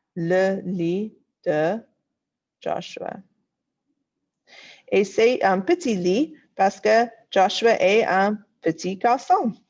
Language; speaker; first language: French; non-native, fluent; English